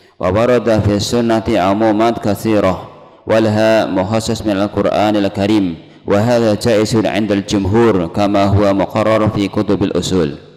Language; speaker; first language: Arabic; non-native, fluent; Indonesian